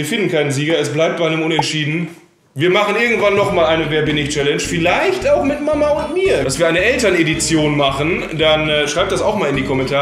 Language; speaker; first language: German; native; German